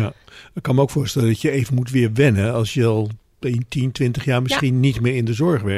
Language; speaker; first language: Dutch; native; Dutch